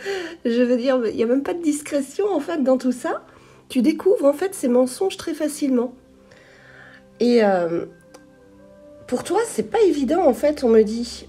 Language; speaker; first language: French; native; French